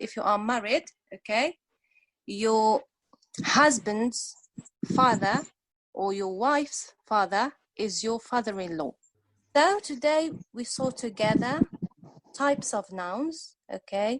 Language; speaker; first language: English; non-native, fluent; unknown